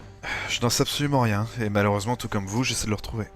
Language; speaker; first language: French; native; French